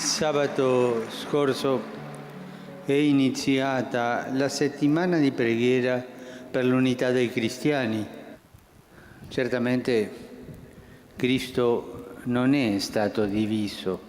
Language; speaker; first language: Italian; early bilingual, heritage; Spanish